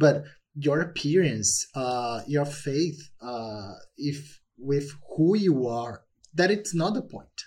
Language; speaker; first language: English; non-native, fluent; Portuguese